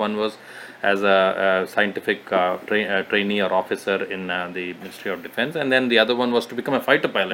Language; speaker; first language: English; non-native, local second language; Telugu